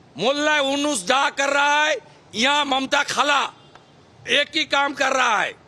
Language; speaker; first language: Hindi; non-native, local second language; Bangla